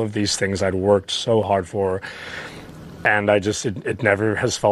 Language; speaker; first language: English; native; English